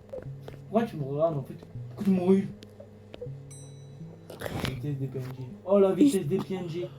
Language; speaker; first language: French; native; French